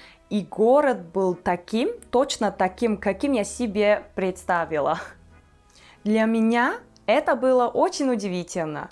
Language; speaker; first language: Russian; non-native, fluent; Turkish